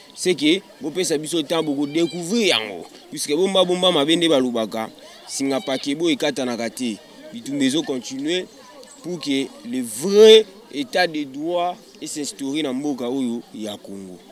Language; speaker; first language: Lingala; native; Lingala